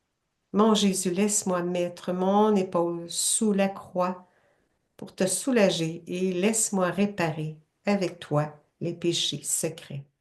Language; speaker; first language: French; native; French